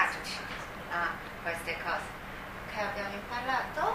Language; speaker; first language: Italian; non-native, fluent; Chinese